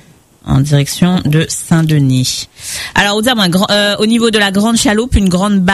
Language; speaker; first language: French; native; French